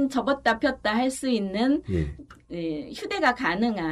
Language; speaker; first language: Korean; native; Korean